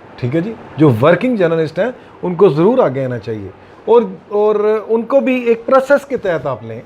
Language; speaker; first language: Urdu; non-native, local second language; Punjabi